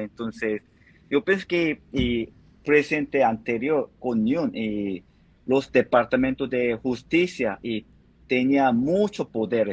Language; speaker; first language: Spanish; non-native, fluent; Korean